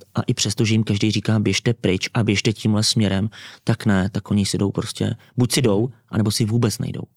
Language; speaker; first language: Czech; native; Czech